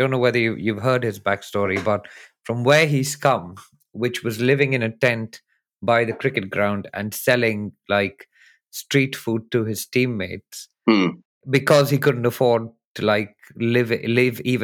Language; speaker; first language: English; non-native, local second language; Hindi